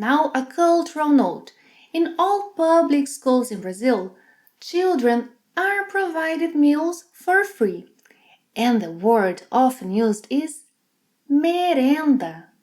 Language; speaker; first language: English; non-native, fluent; Portuguese